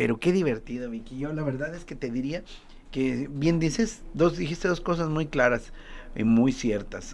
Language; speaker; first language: Spanish; native; Spanish